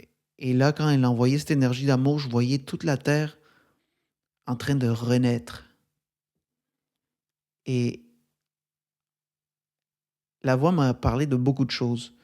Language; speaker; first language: French; native; French